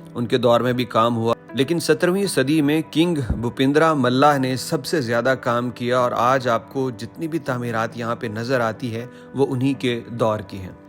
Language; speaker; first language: Urdu; native; Urdu